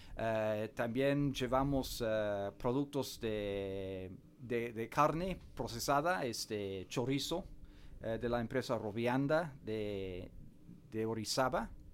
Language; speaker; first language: Spanish; non-native, fluent; English